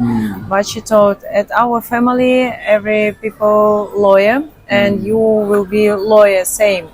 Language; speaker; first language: English; non-native, learner; Russian